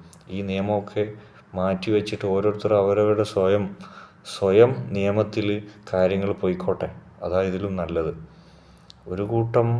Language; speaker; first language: Malayalam; native; Malayalam